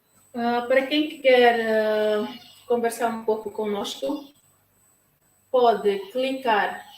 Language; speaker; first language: Portuguese; non-native, local second language; Tetum